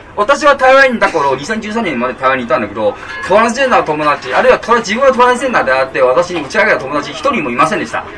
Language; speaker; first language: Japanese; non-native, fluent; Chinese